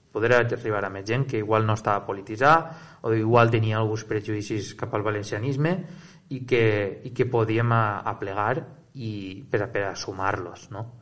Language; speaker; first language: Catalan; native; Catalan